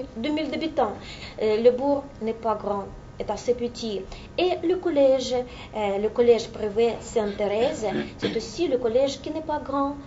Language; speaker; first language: French; non-native, fluent; Russian